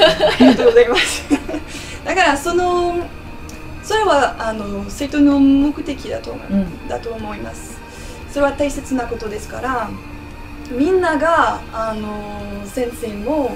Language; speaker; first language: Japanese; non-native, learner; French